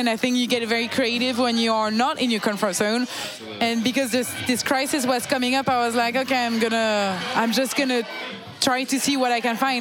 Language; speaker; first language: English; non-native, fluent; French